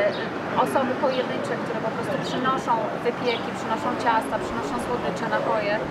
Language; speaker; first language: Polish; native; Polish